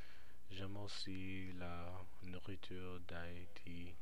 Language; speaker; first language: French; non-native, learner; English